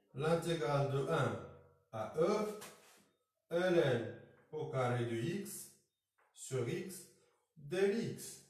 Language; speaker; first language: French; non-native, local second language; Arabic